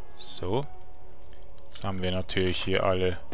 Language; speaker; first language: German; native; German